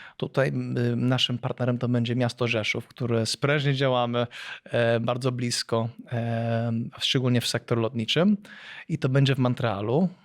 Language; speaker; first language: Polish; early bilingual, heritage; Polish